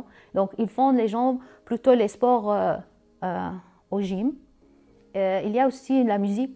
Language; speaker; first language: French; non-native, learner; Arabic